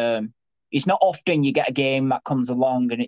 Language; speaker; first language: English; native; English